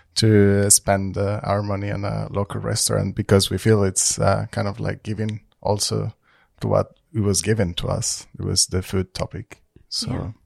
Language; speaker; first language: English; non-native, fluent; Spanish